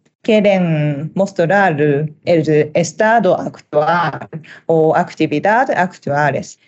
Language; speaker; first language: Spanish; non-native, learner; Japanese